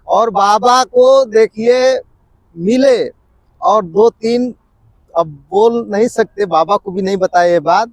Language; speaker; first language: Hindi; native; Hindi